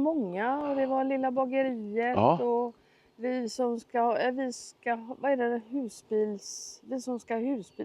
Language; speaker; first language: Swedish; native; Swedish